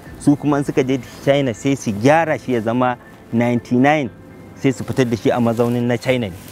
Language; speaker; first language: Hausa; native; Hausa